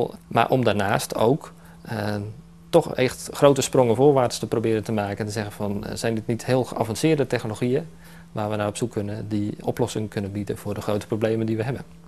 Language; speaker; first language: Dutch; native; Dutch